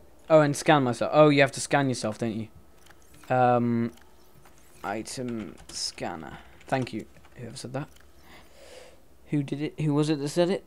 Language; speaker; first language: English; native; English